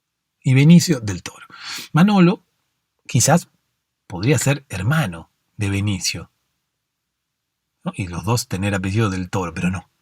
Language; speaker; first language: Spanish; native; Spanish